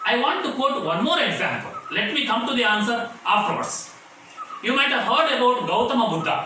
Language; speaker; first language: English; non-native, local second language; Kannada